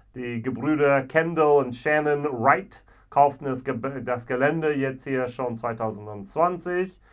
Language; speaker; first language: German; non-native, fluent; English